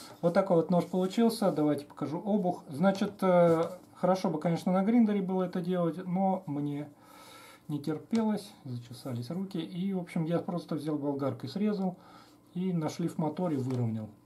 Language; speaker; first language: Russian; native; Russian